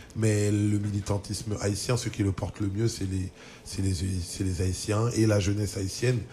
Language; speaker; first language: French; early bilingual, other home language; Lingala